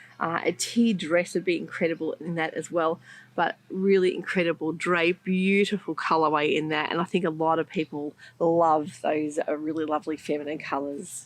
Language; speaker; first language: English; native; English